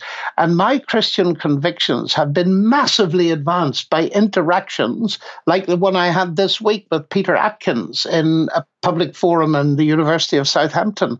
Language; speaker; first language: English; native; English